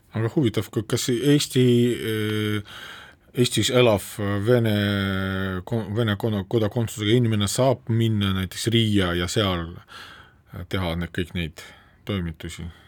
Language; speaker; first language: Estonian; non-native, local second language; Russian